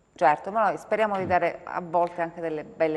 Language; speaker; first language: Italian; native; Italian